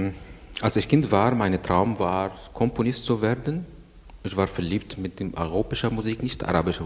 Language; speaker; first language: German; non-native, learner; Arabic